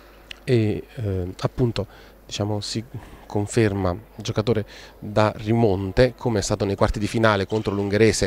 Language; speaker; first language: Italian; native; Italian